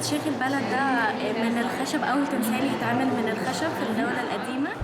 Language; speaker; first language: Arabic; native; Arabic